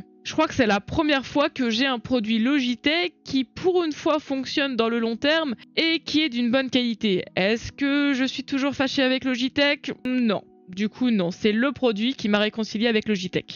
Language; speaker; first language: French; native; French